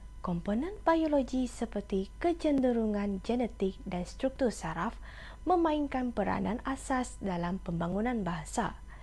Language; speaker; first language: Malay; non-native, local second language; Iban